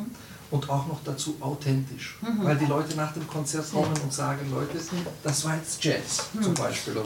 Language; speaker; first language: German; non-native, fluent; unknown